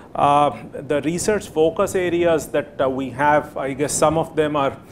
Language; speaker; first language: English; non-native, local second language; Hindi